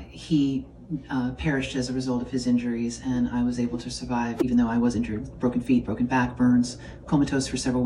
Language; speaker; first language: English; native; English